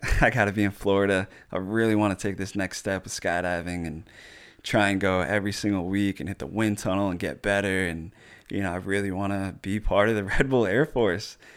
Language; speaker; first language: English; native; English